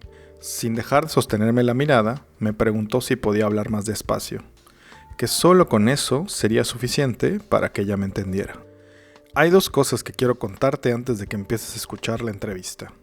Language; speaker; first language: Spanish; native; Spanish